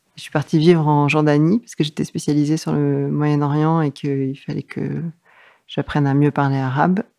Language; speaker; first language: French; native; French